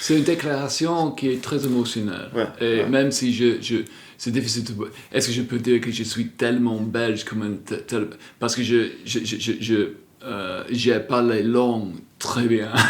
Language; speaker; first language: French; non-native, fluent; English